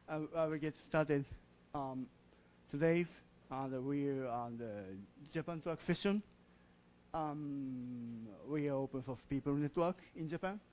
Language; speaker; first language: English; non-native, learner; Japanese